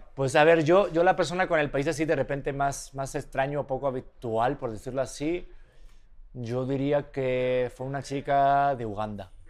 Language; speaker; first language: Spanish; native; Spanish